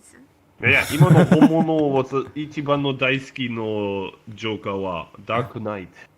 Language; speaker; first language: Japanese; non-native, learner; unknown